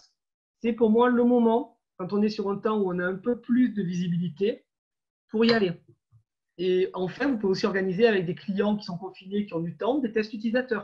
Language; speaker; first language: French; native; French